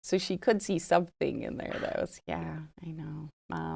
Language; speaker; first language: English; native; English